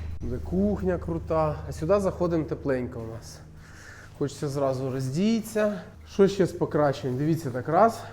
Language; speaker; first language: Ukrainian; non-native, local second language; Russian